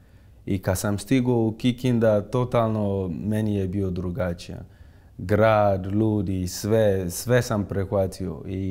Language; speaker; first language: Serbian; non-native, fluent; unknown